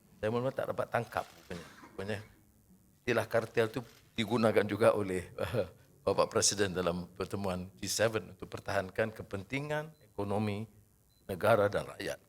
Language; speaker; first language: Malay; native; Malay